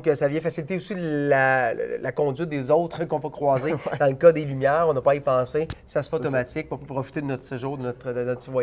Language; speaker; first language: French; native; French